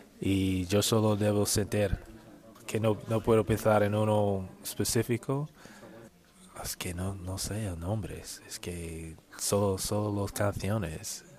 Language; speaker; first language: Spanish; non-native, learner; English